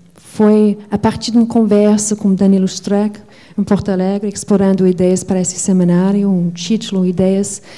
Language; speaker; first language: Portuguese; non-native, fluent; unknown